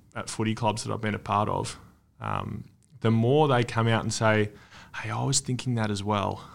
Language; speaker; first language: English; native; English